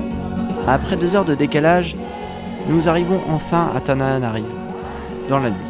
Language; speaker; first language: French; native; French